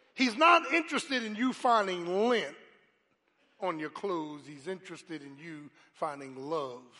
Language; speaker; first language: English; native; English